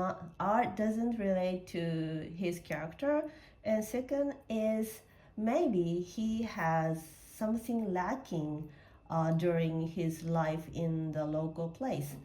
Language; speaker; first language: English; non-native, learner; Japanese